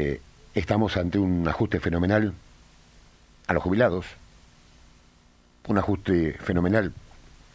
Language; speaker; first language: Spanish; native; Spanish